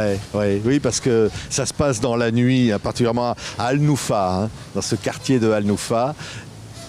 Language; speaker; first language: French; native; French